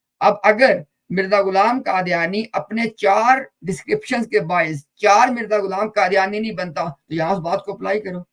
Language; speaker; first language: Urdu; native; Urdu